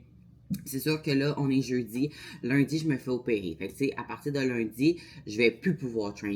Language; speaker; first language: French; native; French